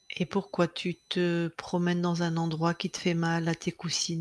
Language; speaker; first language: French; native; French